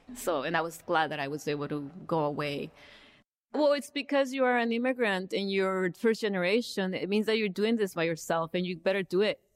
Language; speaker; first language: English; early bilingual, other home language; Spanish